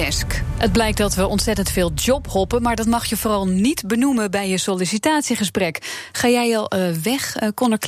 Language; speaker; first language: Dutch; native; Dutch